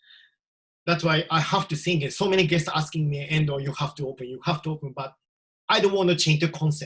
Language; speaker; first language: English; non-native, learner; Japanese